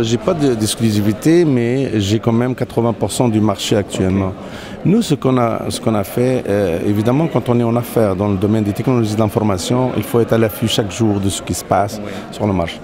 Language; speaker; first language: French; non-native, local second language; Arabic